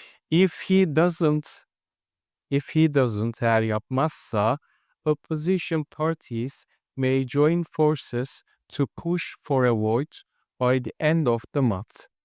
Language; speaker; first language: English; non-native, fluent; Turkish